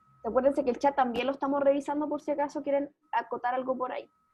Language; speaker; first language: Spanish; native; Spanish